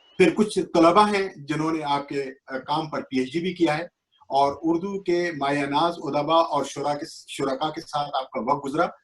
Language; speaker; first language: Urdu; native; Urdu